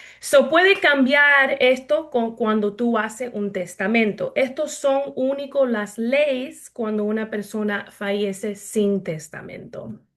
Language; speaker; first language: Spanish; early bilingual, heritage; Spanish